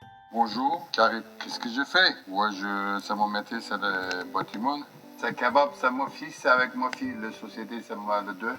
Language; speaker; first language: French; non-native, learner; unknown